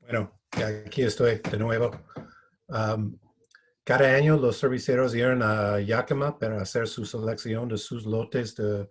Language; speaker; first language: Spanish; non-native, fluent; English